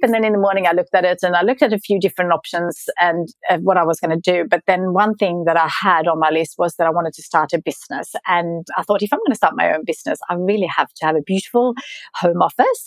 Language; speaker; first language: English; non-native, fluent; Swedish